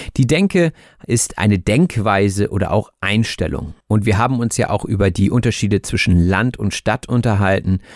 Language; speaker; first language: German; native; German